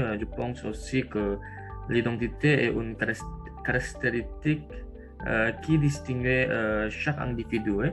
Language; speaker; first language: French; non-native, learner; Indonesian